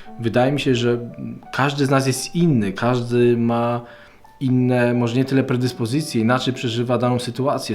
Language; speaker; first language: Polish; native; Polish